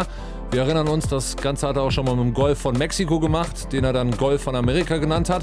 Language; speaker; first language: German; native; German